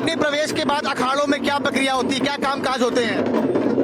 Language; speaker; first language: Hindi; native; Hindi